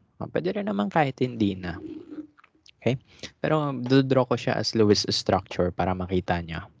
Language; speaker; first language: Filipino; native; Filipino